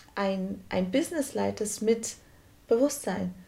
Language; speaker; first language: German; non-native, fluent; Portuguese